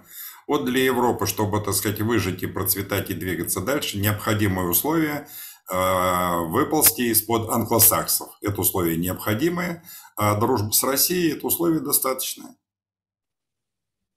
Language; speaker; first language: Russian; native; Russian